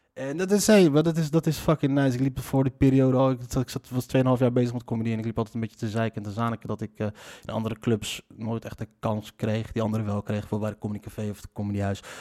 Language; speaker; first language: Dutch; early bilingual, other home language; Riffian